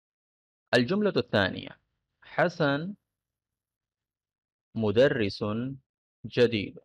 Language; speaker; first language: Arabic; non-native, fluent; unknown